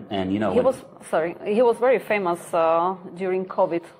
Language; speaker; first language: English; non-native, learner; Slovak